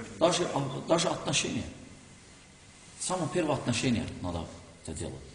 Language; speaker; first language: Russian; non-native, learner; Turkish